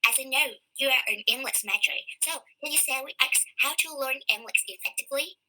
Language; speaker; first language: English; non-native, learner; Vietnamese